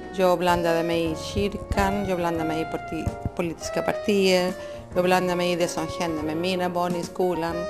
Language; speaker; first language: Swedish; non-native, fluent; Spanish